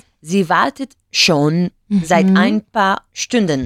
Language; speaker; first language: German; non-native, learner; Spanish